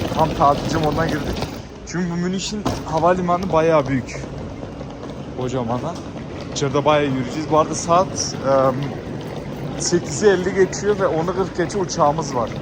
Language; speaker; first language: Turkish; early bilingual, heritage; Turkish